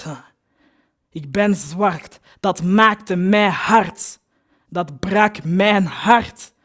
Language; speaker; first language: Dutch; early bilingual, other home language; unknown